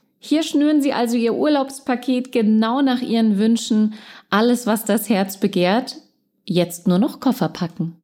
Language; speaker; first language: German; native; German